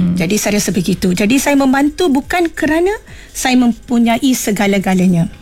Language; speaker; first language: Malay; non-native, local second language; Tamil